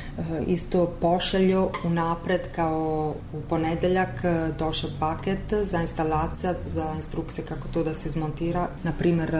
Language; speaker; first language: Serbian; non-native, learner; Italian